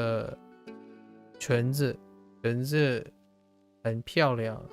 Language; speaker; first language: Chinese; non-native, learner; English